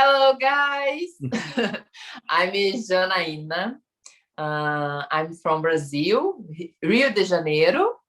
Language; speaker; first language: English; non-native, learner; Portuguese